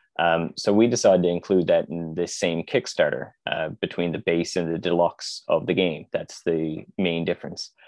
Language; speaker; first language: English; native; English